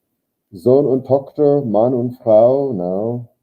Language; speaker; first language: German; non-native, fluent; English